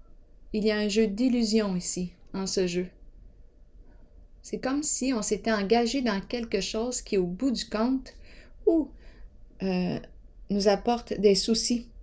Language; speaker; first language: French; native; French